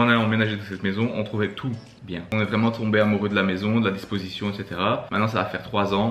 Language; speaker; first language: French; native; French